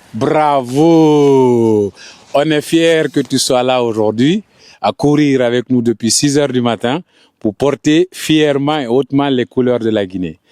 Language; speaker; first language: French; non-native, local second language; Fula